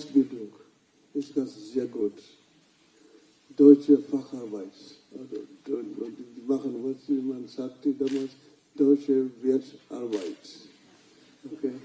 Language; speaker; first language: German; non-native, learner; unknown